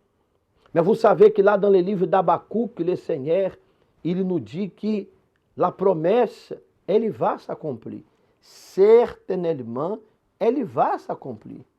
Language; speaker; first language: French; non-native, fluent; Portuguese